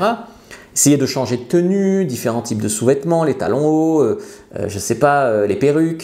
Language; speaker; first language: French; native; French